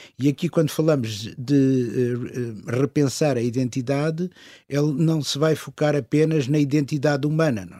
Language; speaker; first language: Portuguese; native; Portuguese